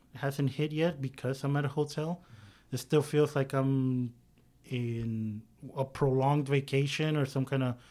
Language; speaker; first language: English; native; English